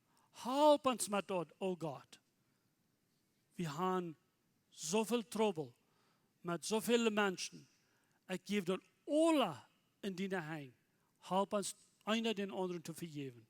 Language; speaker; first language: German; non-native, learner; Plautdietsch